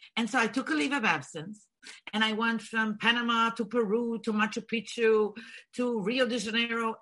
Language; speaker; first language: English; non-native, fluent; Bulgarian